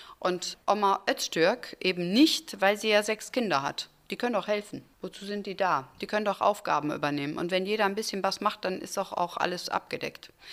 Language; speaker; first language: German; early bilingual, other home language; Turkish